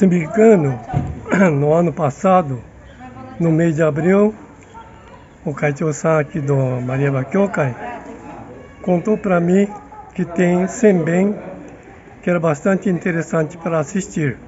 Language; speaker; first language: Portuguese; non-native, fluent; Japanese